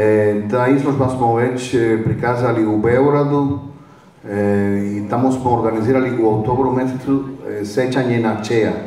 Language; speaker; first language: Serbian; non-native, fluent; Spanish